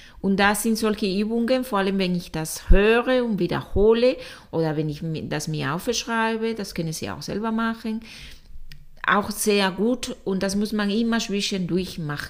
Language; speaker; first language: German; non-native, fluent; Spanish